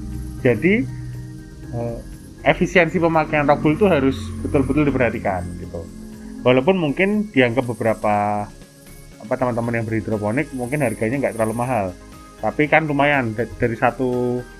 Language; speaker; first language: Indonesian; native; Indonesian